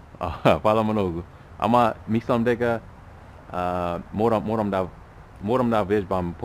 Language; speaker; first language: Macedonian; non-native, learner; English